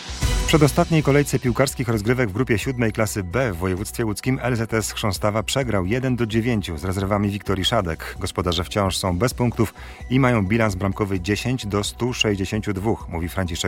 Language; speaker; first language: Polish; native; Polish